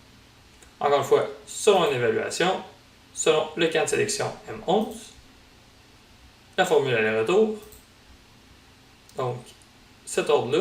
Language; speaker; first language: French; native; French